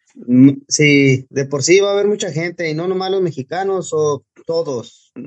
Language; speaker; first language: Spanish; native; Spanish